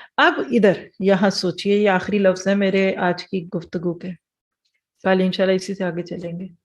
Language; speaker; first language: Urdu; early bilingual, heritage; Urdu